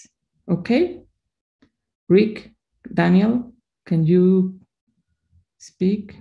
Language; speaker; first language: English; non-native, learner; Spanish